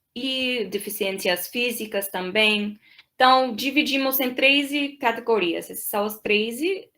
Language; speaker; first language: Portuguese; non-native, fluent; English